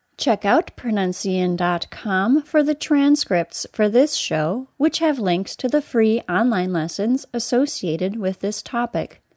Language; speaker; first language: English; native; English